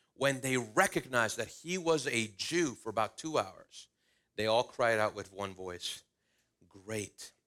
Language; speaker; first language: English; early bilingual, other home language; Spanish